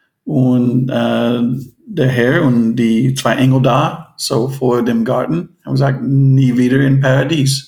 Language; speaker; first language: German; non-native, fluent; English